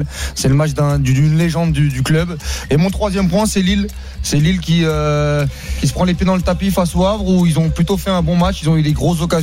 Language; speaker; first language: French; native; French